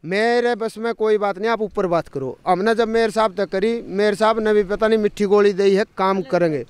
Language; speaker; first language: Hindi; native; Hindi